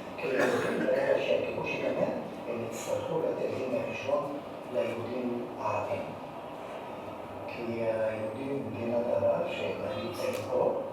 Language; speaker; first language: Hebrew; native; Hebrew